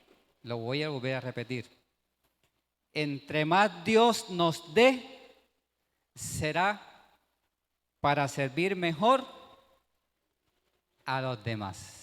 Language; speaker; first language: Spanish; native; Spanish